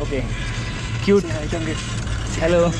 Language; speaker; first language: English; non-native, local second language; Hindi